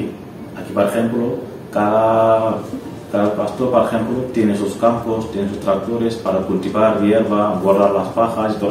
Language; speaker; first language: Spanish; non-native, learner; Wolof